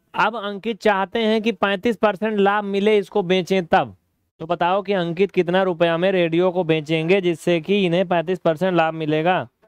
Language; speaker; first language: Hindi; native; Hindi